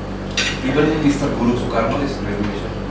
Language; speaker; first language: English; non-native, learner; Indonesian